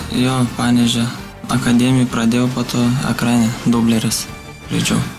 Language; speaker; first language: Lithuanian; native; Lithuanian